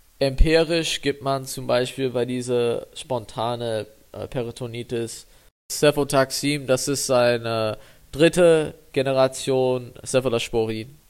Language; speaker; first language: German; non-native, fluent; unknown